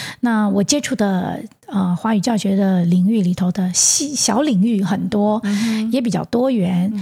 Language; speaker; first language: Chinese; native; Chinese